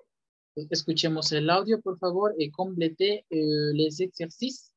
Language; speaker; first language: Spanish; native; Spanish